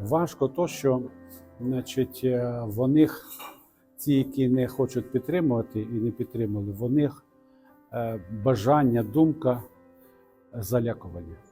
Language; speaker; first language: Ukrainian; non-native, local second language; Russian